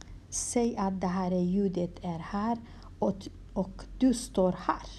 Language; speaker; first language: Swedish; non-native, fluent; Kurdish